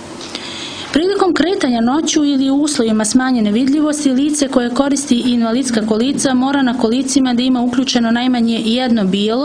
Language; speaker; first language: Croatian; native; Croatian